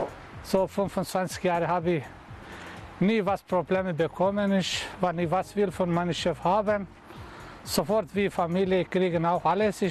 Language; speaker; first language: German; non-native, learner; Bosnian